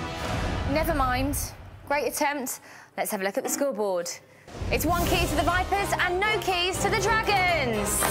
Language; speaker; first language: English; native; English